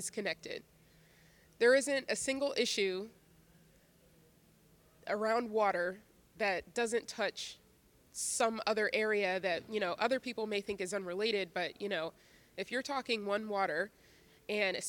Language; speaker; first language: English; native; English